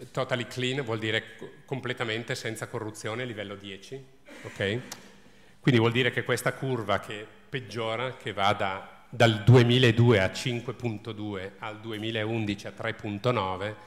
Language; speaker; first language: Italian; native; Italian